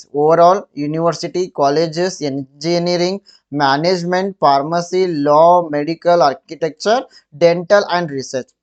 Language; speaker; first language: English; non-native, local second language; Kannada